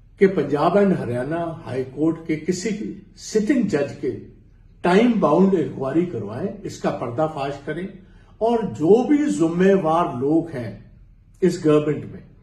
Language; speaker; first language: Hindi; non-native, local second language; Punjabi